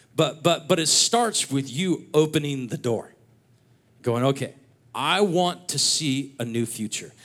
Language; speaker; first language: English; native; English